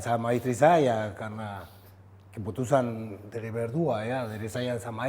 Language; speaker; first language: Indonesian; non-native, fluent; Spanish